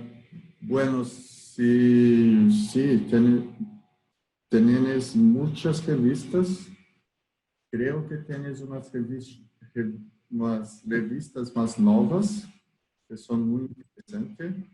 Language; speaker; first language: Spanish; non-native, learner; Portuguese